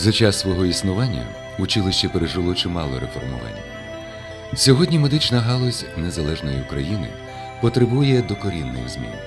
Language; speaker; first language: Ukrainian; native; Ukrainian